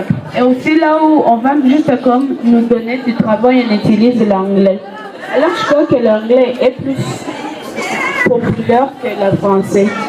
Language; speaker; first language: French; non-native, local second language; Kinyarwanda